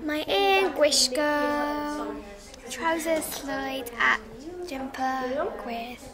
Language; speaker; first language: Welsh; non-native, learner; English